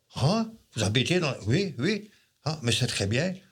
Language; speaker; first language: French; native; French